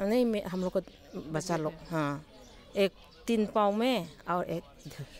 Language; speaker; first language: Hindi; non-native, local second language; Manipuri